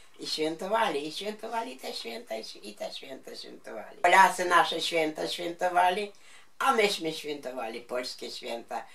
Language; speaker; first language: Polish; non-native, local second language; Ukrainian